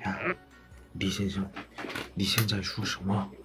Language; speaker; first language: Chinese; non-native, learner; Korean